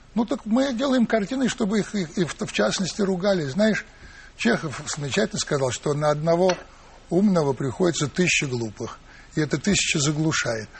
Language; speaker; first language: Russian; native; Russian